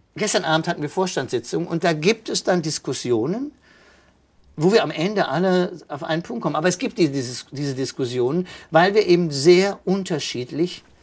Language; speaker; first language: German; native; German